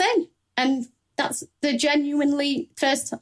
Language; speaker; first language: English; native; English